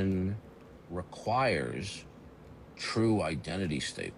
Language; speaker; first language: English; native; English